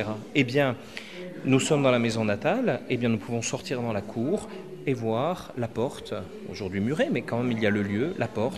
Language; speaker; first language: French; native; French